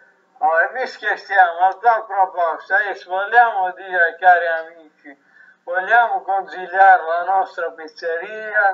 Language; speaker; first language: Italian; native; Italian